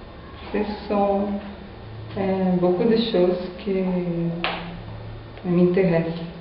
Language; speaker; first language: French; non-native, learner; Portuguese